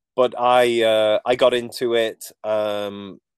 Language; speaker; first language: English; native; English